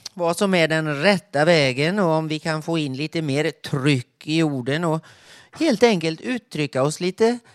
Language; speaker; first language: Swedish; native; Swedish